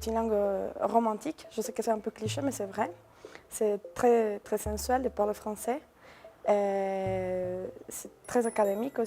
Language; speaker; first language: French; non-native, fluent; Spanish